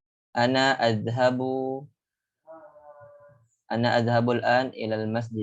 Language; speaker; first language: Arabic; non-native, fluent; Indonesian